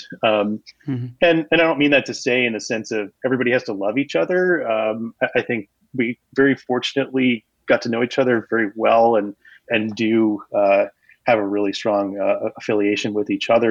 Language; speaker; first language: English; native; English